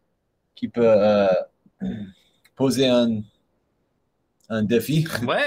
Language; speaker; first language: French; non-native, learner; English